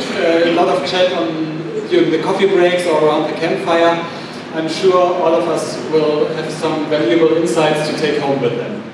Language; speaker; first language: English; non-native, fluent; German